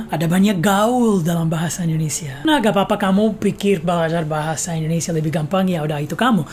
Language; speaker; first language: Indonesian; non-native, fluent; English